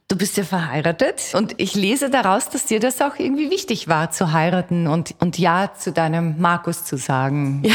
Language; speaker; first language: German; native; German